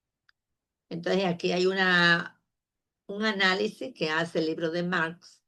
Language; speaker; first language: Spanish; native; Spanish